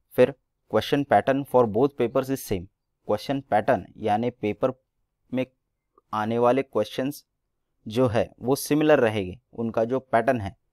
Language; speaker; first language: Hindi; non-native, local second language; Marathi